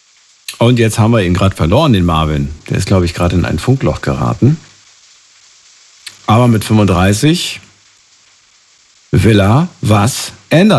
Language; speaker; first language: German; native; German